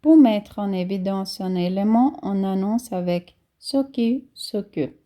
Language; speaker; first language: French; non-native, fluent; Portuguese